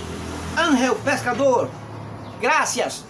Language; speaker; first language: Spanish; non-native, learner; Portuguese